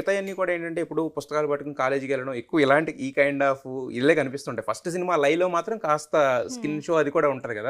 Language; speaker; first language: Telugu; native; Telugu